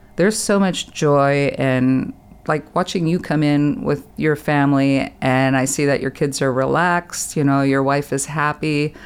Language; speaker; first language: English; non-native, fluent; German